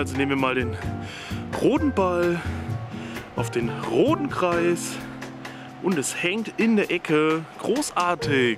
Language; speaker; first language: German; native; German